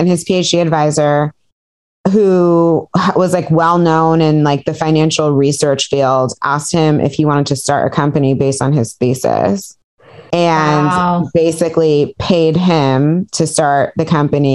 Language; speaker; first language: English; native; English